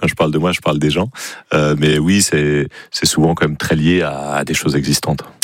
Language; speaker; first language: French; native; French